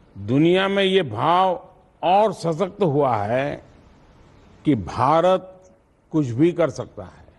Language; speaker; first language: Hindi; non-native, local second language; Gujarati